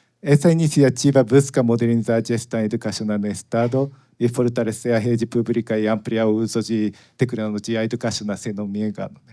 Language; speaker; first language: Portuguese; non-native, learner; Japanese